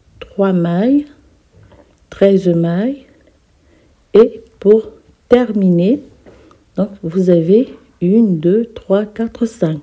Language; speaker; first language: French; native; French